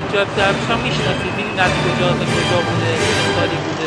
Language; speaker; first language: Persian; native; Persian